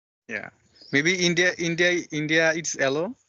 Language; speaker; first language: English; non-native, fluent; Bangla